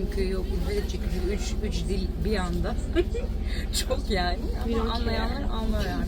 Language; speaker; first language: Turkish; non-native, fluent; Albanian